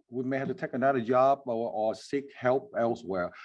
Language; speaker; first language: English; non-native, fluent; Vietnamese